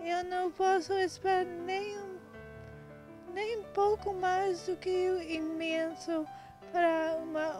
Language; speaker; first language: Portuguese; non-native, learner; English